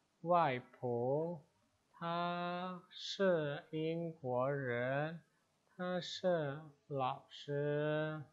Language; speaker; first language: Chinese; non-native, fluent; Indonesian